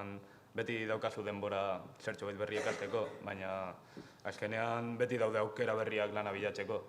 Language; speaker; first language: Basque; non-native, local second language; Spanish